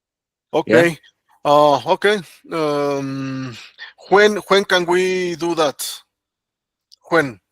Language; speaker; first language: English; non-native, learner; Spanish